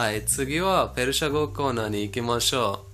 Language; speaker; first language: Japanese; non-native, fluent; Persian